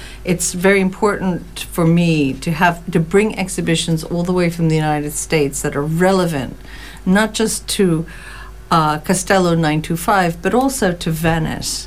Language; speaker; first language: English; native; English